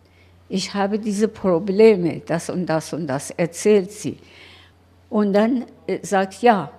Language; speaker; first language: German; non-native, learner; Persian